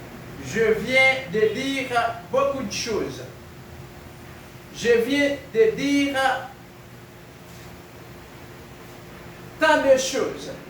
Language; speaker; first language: French; non-native, fluent; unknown